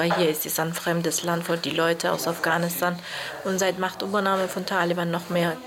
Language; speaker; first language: German; non-native, fluent; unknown